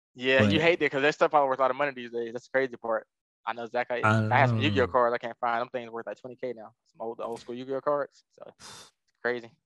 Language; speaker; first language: English; native; English